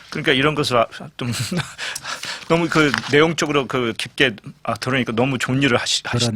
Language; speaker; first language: Korean; non-native, local second language; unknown